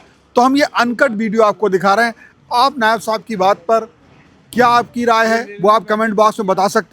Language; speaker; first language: Hindi; native; Hindi